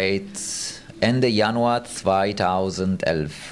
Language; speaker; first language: German; non-native, fluent; Italian